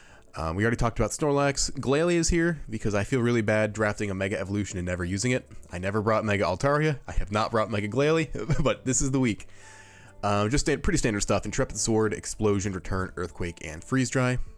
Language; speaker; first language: English; native; English